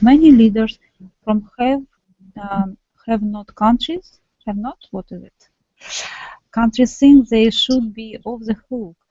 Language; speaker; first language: English; non-native, learner; Russian